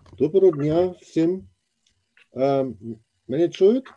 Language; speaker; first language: Ukrainian; non-native, fluent; German